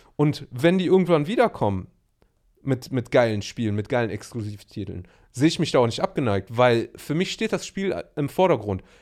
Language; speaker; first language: German; early bilingual, other home language; Arabic